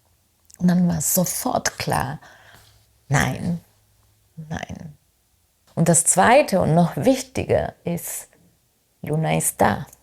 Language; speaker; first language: German; non-native, fluent; Spanish